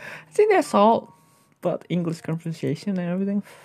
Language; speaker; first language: English; non-native, fluent; Indonesian